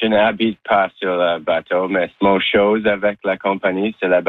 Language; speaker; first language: French; non-native, local second language; English